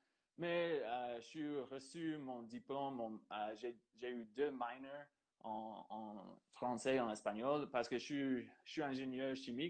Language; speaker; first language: French; non-native, fluent; English